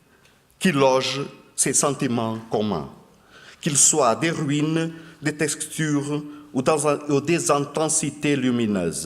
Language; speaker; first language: French; non-native, fluent; Portuguese